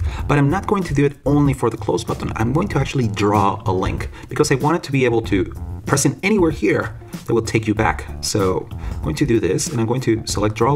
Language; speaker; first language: English; non-native, fluent; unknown